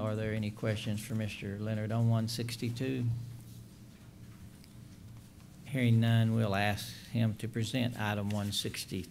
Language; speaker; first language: English; native; English